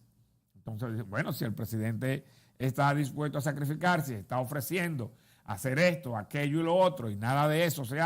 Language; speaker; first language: Spanish; native; Spanish